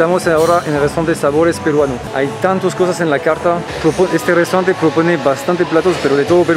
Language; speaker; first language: Spanish; non-native, fluent; French